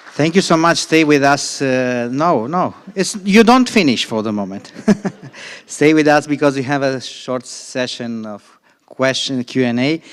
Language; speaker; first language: English; non-native, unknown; Romanian